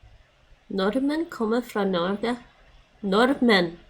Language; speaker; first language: Norwegian; non-native, learner; English